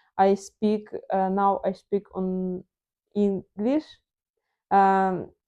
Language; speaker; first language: English; non-native, learner; Ukrainian